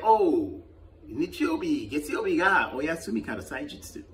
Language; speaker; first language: Japanese; non-native, fluent; English